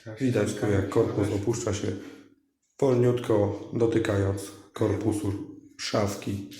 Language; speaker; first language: Polish; native; Polish